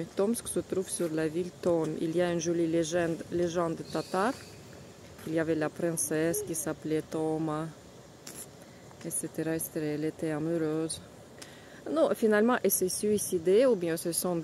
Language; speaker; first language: French; non-native, fluent; Russian